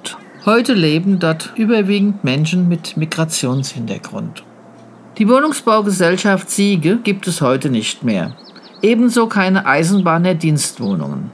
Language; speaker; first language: German; native; German